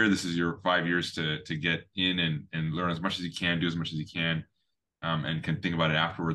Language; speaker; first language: English; native; English